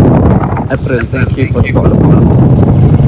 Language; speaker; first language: English; native; English